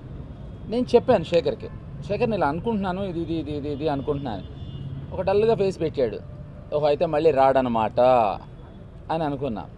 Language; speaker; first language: Telugu; native; Telugu